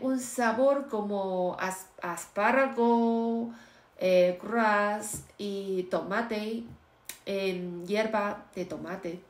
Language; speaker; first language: Spanish; non-native, fluent; Chinese